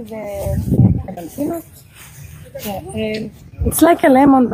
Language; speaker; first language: English; non-native, learner; Hebrew